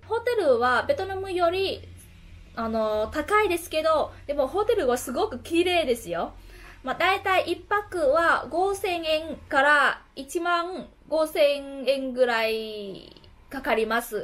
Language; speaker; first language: Japanese; non-native, fluent; Vietnamese